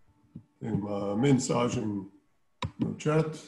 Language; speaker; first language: Portuguese; non-native, fluent; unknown